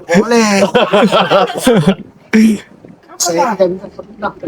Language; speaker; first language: Indonesian; non-native, learner; Chinese